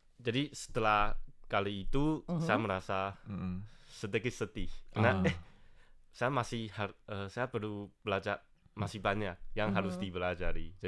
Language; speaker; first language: Indonesian; non-native, fluent; Chinese